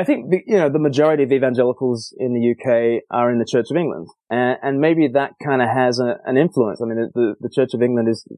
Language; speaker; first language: English; native; English